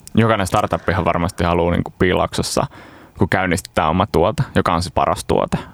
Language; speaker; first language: Finnish; native; Finnish